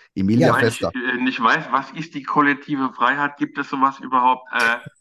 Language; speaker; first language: German; native; German